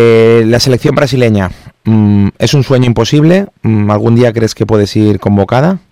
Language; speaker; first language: Spanish; native; Spanish